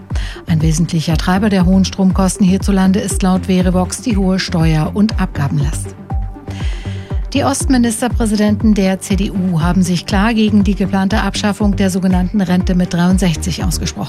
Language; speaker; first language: German; native; German